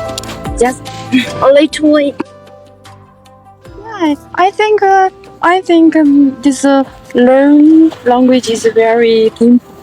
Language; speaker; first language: English; non-native, learner; Chinese